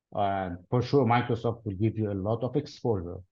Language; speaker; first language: English; non-native, fluent; Arabic